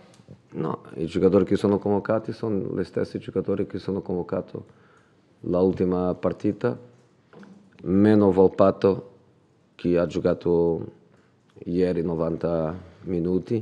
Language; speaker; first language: Italian; non-native, fluent; Portuguese